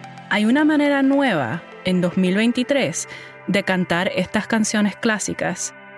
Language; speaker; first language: Spanish; early bilingual, heritage; Spanish